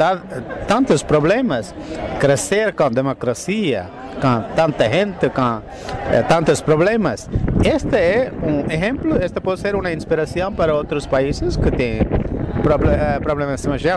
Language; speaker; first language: Spanish; non-native, fluent; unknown